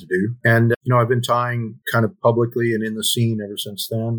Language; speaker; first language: English; native; English